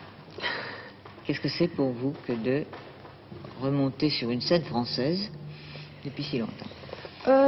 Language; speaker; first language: French; native; French